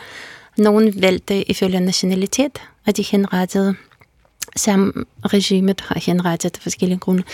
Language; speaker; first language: Danish; non-native, fluent; Russian